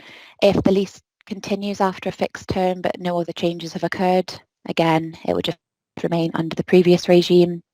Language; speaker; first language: English; native; English